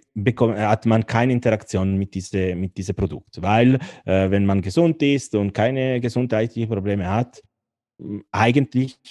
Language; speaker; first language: German; non-native, fluent; Italian